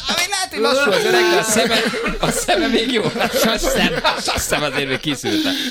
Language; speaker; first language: Hungarian; native; Hungarian